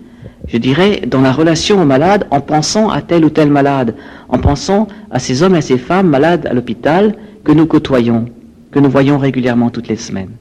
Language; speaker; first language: French; native; French